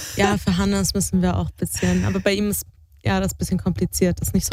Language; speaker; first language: German; native; German